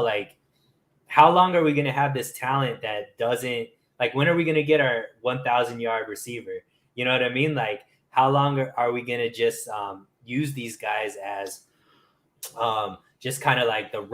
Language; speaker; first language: English; native; English